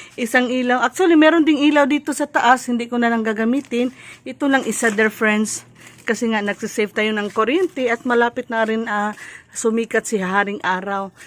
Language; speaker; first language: Filipino; non-native, local second language; Cebuano